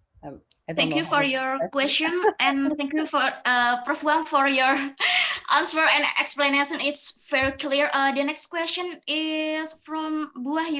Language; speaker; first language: English; non-native, learner; Indonesian